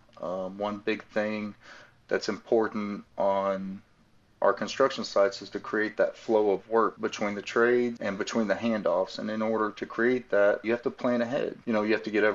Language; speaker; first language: English; native; English